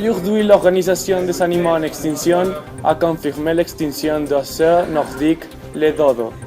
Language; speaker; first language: French; non-native, learner; Spanish